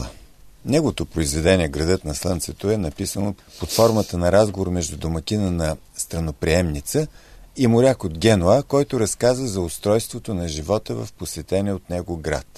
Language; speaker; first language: Bulgarian; native; Bulgarian